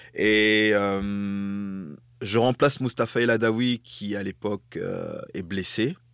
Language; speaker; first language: French; native; French